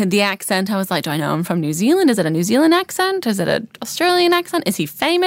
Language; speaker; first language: English; native; English